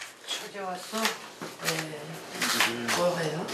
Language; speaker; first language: Korean; non-native, learner; Uzbek